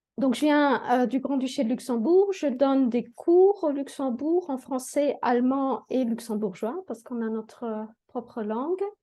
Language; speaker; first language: French; native; French